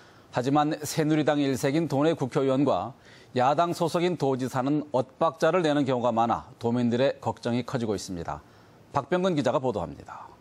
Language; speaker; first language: Korean; native; Korean